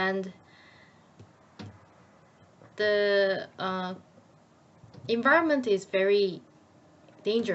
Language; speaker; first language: English; non-native, learner; Korean